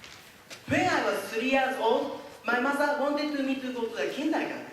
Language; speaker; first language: English; non-native, learner; Japanese